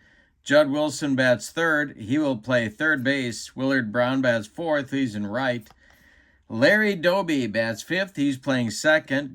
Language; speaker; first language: English; native; English